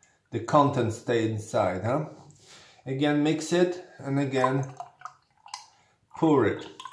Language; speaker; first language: English; non-native, fluent; Polish